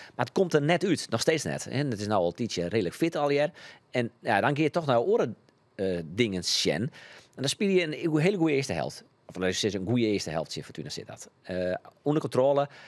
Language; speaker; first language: Dutch; native; Dutch